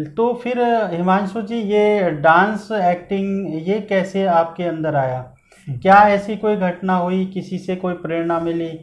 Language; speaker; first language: Hindi; native; Hindi